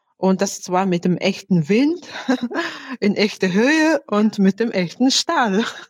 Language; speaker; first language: German; non-native, fluent; Mongolian